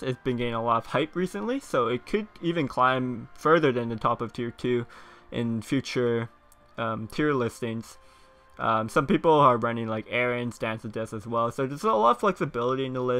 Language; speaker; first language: English; native; English